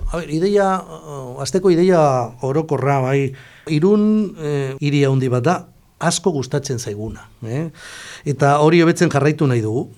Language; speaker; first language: Basque; non-native, local second language; Spanish